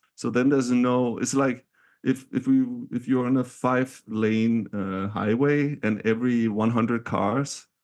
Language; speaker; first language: English; non-native, fluent; Danish